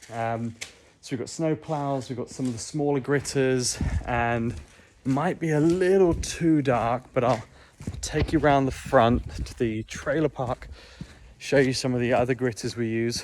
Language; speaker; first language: English; native; English